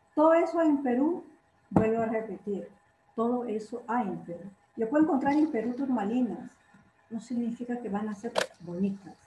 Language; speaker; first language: Spanish; non-native, fluent; Portuguese